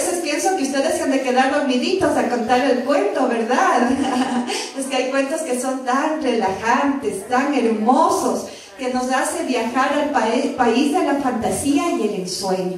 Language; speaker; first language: Spanish; native; Spanish